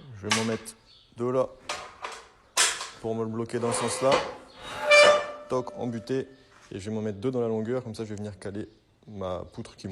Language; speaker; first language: French; native; French